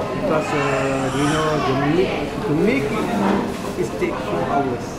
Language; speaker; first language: English; non-native, learner; Indonesian